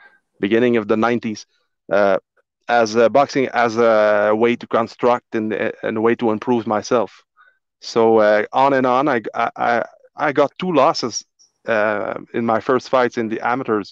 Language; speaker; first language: English; native; English